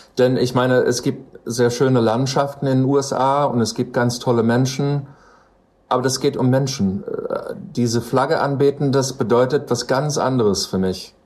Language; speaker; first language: German; non-native, fluent; English